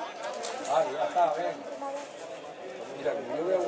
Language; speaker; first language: Spanish; native; Spanish